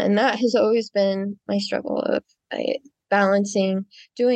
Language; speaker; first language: English; native; English